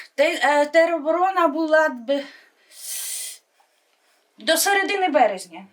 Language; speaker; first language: Ukrainian; native; Ukrainian